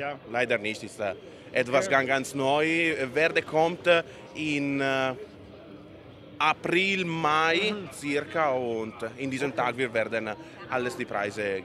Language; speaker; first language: German; non-native, learner; Italian